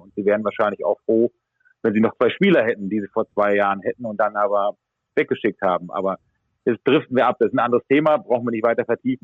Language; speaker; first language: German; native; German